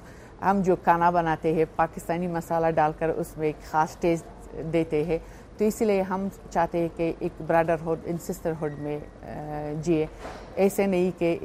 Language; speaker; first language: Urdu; non-native, fluent; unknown